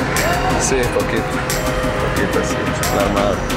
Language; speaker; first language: Spanish; non-native, fluent; Croatian